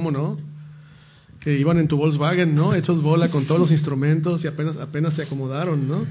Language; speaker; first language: Spanish; native; Spanish